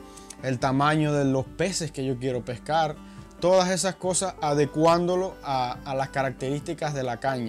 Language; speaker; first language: Spanish; native; Spanish